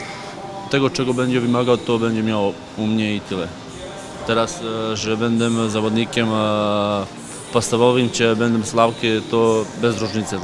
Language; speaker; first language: Polish; non-native, fluent; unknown